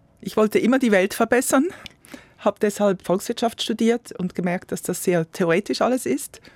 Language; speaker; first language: German; native; German